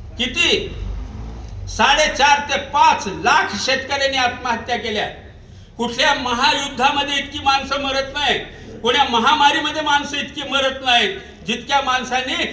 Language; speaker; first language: Marathi; non-native, local second language; Urdu